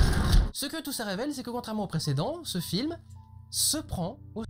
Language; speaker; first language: French; native; French